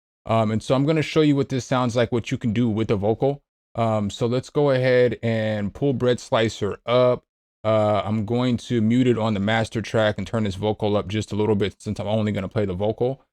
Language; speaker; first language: English; native; English